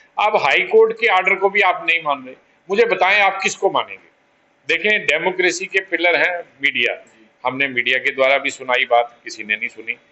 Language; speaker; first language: Hindi; non-native, local second language; Pahari-Potwari